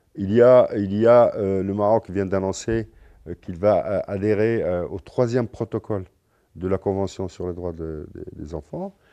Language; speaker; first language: French; non-native, local second language; Arabic